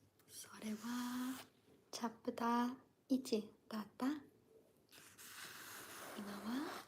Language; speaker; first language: Japanese; non-native, learner; English